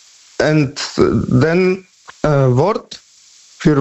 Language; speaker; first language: German; non-native, learner; Polish